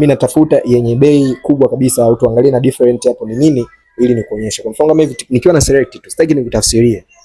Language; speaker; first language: Swahili; native; Swahili